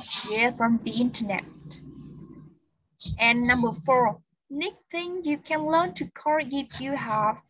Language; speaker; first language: English; non-native, fluent; Vietnamese